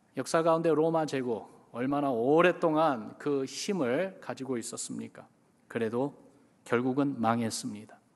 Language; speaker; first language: Korean; early bilingual, other home language; English